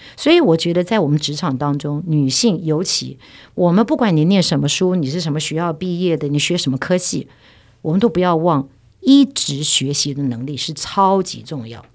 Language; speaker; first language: Chinese; native; Chinese